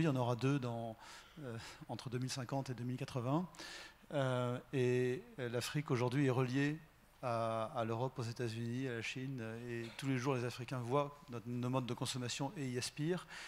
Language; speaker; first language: French; native; French